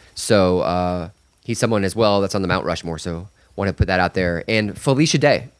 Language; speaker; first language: English; native; English